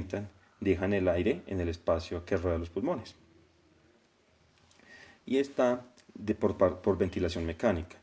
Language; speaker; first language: Spanish; native; Spanish